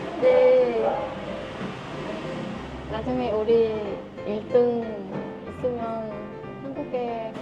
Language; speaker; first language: Korean; non-native, learner; Vietnamese